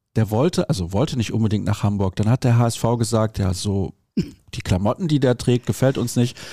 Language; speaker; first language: German; native; German